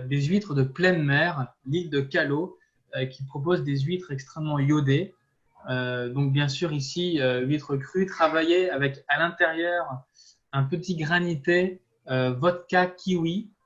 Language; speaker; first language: French; native; French